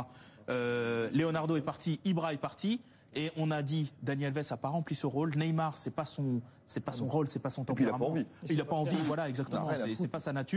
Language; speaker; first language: French; native; French